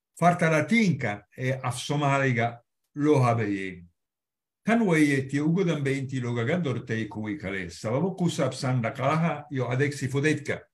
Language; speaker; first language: Somali; non-native, fluent; Italian